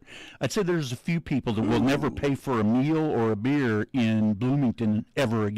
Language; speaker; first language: English; native; English